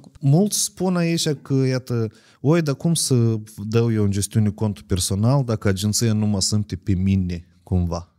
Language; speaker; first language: Romanian; native; Romanian